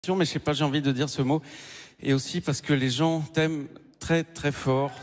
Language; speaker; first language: French; native; French